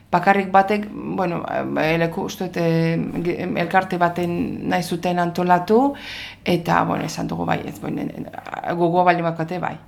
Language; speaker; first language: Basque; non-native, fluent; Azerbaijani